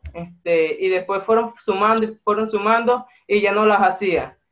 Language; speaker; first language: Spanish; native; Spanish